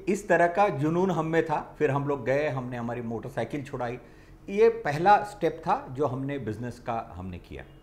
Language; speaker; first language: Hindi; non-native, local second language; Marathi